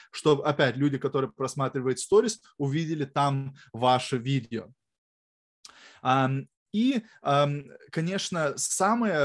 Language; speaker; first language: Russian; non-native, fluent; Lithuanian